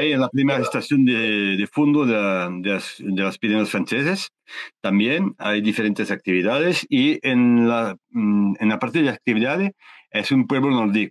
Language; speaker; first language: Spanish; non-native, learner; French